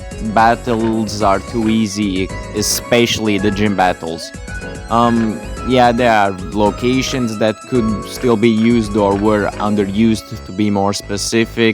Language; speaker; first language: English; non-native, fluent; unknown